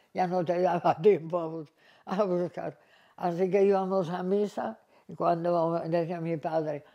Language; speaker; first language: Spanish; native; Spanish